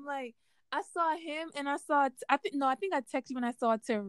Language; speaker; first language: English; native; English